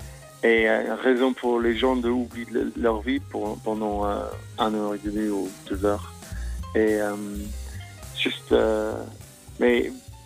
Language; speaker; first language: French; non-native, fluent; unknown